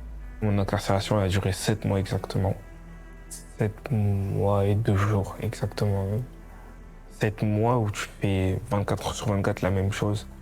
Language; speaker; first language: French; native; French